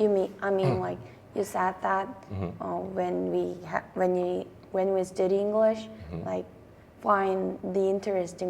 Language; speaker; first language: English; non-native, fluent; Korean